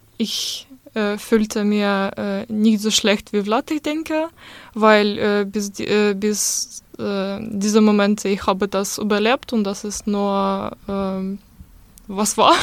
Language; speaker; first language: German; non-native, learner; Russian